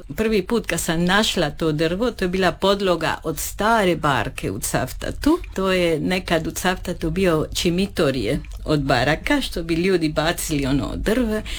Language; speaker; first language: Croatian; early bilingual, heritage; Croatian